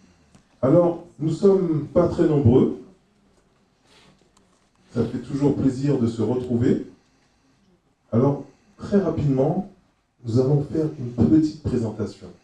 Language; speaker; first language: French; native; French